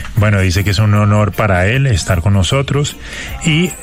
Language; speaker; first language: Spanish; native; Spanish